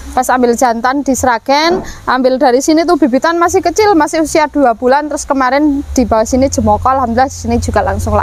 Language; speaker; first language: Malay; non-native, local second language; Javanese